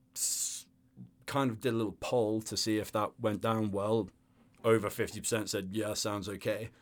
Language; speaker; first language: English; native; English